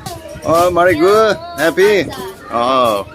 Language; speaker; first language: English; non-native, learner; Korean